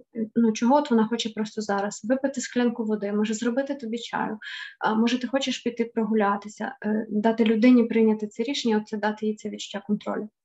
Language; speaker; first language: Ukrainian; native; Ukrainian